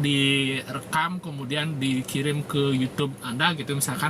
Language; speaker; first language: Indonesian; native; Indonesian